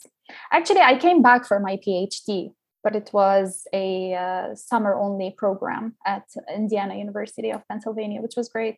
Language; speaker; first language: English; non-native, local second language; Arabic